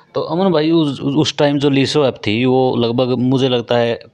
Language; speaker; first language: Hindi; native; Hindi